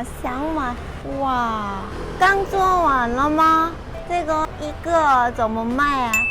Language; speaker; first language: Chinese; non-native, learner; Korean